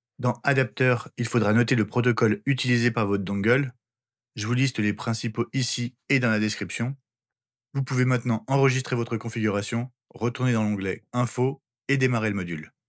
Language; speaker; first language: French; native; French